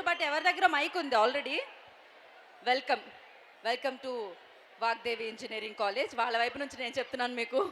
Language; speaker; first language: Telugu; native; Telugu